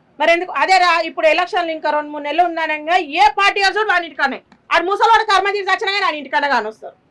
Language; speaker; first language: Telugu; native; Telugu